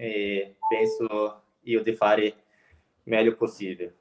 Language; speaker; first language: Italian; non-native, learner; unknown